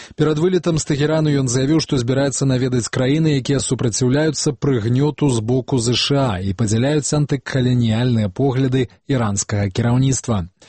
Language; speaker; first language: Belarusian; native; Belarusian